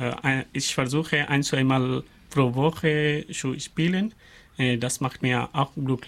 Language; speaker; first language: German; non-native, learner; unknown